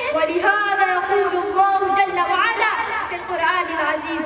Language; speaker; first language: Arabic; non-native, learner; Urdu